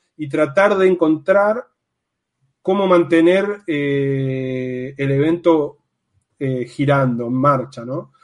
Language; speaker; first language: Spanish; native; Spanish